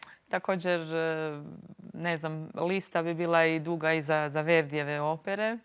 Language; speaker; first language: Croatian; non-native, local second language; Albanian